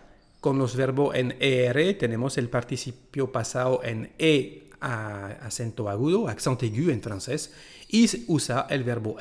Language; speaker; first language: Spanish; non-native, fluent; French